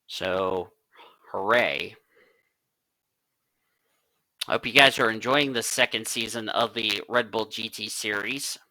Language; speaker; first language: English; native; English